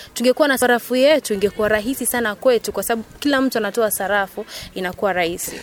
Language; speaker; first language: Swahili; native; Swahili